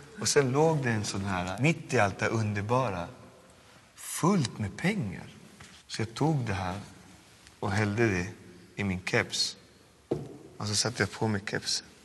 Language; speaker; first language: Swedish; native; Swedish